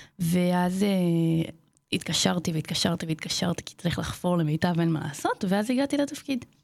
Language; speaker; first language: Hebrew; non-native, fluent; Portuguese